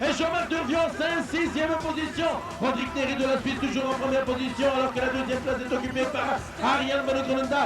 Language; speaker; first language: French; native; French